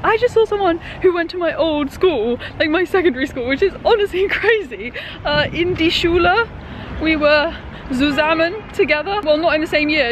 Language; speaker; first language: English; native; English